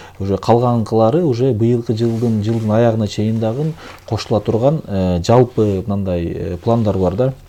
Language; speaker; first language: Kyrgyz; native; Kyrgyz